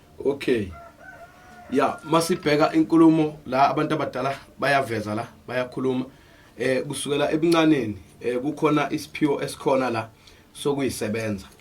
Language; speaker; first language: Zulu; native; Zulu